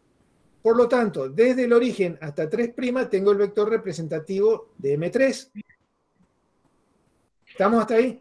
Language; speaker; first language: Spanish; native; Spanish